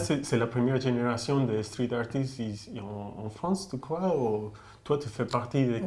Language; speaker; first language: French; non-native, fluent; Spanish